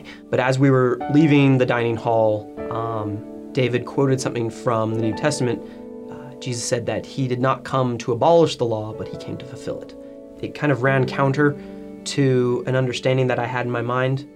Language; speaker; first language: English; native; English